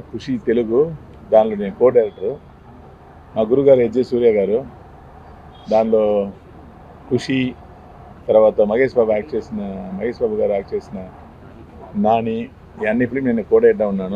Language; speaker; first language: Telugu; non-native, learner; Tamil